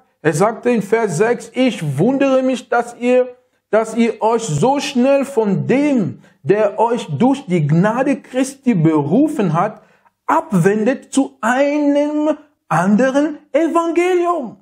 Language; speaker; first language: German; non-native, learner; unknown